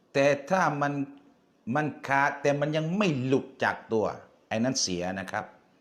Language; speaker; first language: Thai; non-native, local second language; Malay